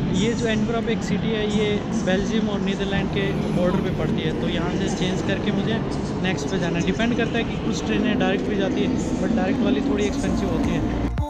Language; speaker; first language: Hindi; native; Hindi